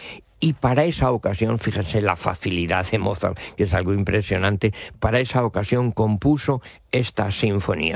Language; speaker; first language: Spanish; native; Spanish